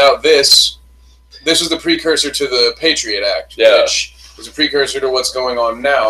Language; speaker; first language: English; native; English